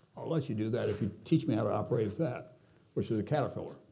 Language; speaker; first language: English; native; English